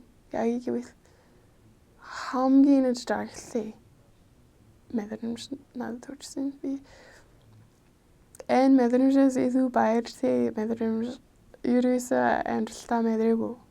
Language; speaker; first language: Mongolian; non-native, fluent; English